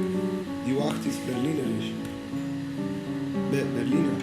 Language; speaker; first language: German; non-native, fluent; Italian